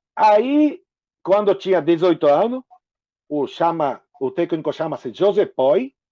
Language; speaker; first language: Portuguese; non-native, fluent; Japanese